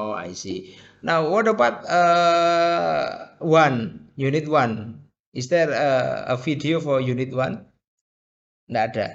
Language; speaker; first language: English; non-native, fluent; Indonesian